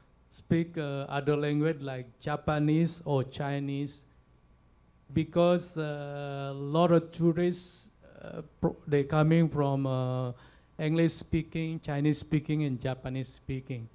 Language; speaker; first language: English; non-native, fluent; Balinese